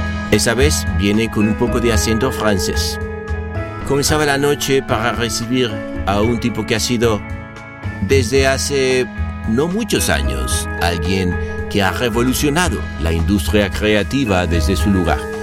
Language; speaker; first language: Spanish; native; Spanish